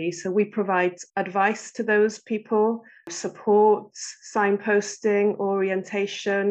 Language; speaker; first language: English; native; English